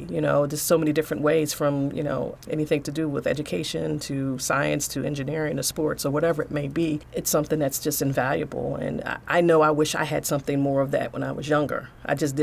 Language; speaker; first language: English; native; English